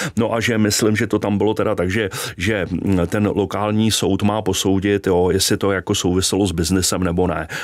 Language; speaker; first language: Czech; native; Czech